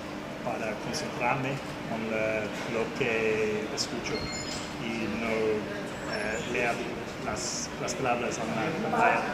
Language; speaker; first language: Spanish; non-native, learner; English